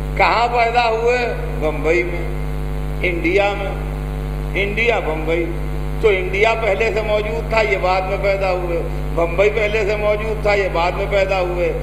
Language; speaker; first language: Urdu; native; Urdu